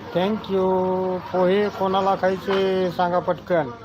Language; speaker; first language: Hindi; non-native, local second language; Marathi